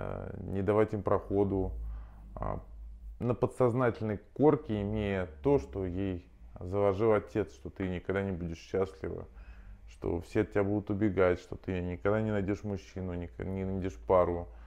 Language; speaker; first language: Russian; native; Russian